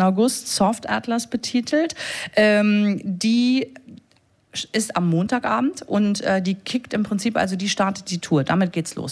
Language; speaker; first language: German; native; German